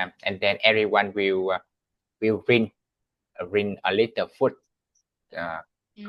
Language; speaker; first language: English; non-native, learner; Vietnamese